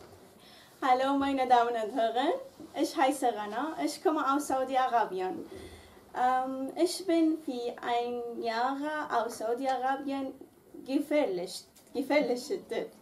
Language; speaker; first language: German; non-native, learner; Arabic